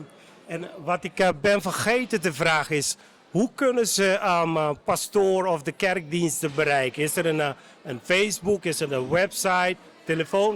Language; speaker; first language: Dutch; non-native, local second language; Papiamento